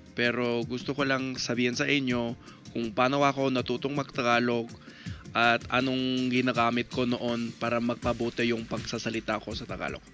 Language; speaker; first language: Filipino; non-native, fluent; English